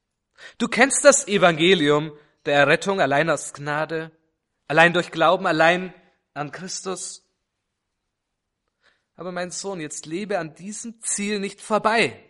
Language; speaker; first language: German; native; German